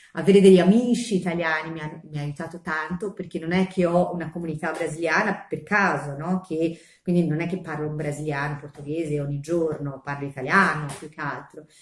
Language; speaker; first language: Italian; non-native, fluent; Portuguese